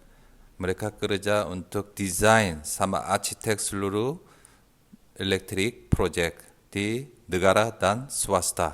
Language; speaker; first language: Indonesian; non-native, learner; Korean